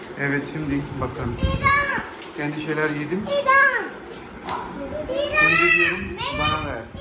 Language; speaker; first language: Turkish; non-native, learner; Urdu